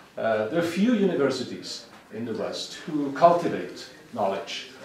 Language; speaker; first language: English; non-native, fluent; Czech